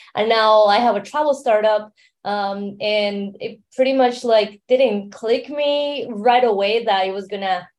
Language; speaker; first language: English; non-native, fluent; Spanish